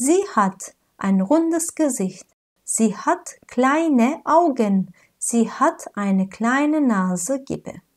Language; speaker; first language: German; non-native, fluent; Turkish